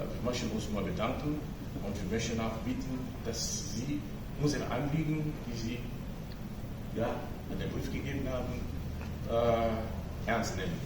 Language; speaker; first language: German; non-native, fluent; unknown